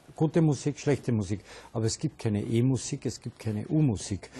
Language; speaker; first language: German; native; German